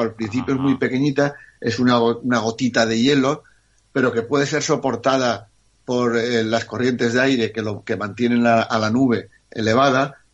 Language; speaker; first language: Spanish; native; Spanish